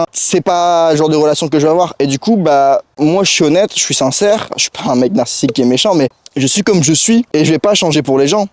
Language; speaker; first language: French; native; French